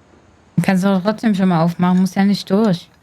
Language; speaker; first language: German; native; German